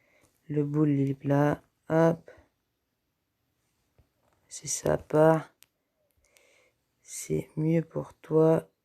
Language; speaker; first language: French; native; French